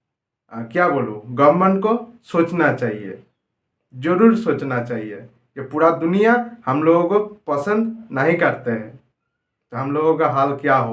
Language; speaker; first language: Hindi; non-native, local second language; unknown